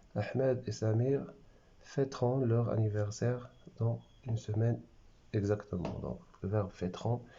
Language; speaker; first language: French; non-native, local second language; Arabic